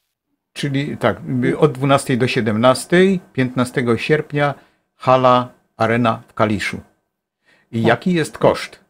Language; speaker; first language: Polish; native; Polish